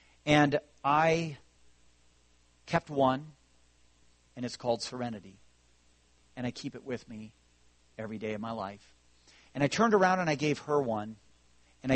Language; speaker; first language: English; native; English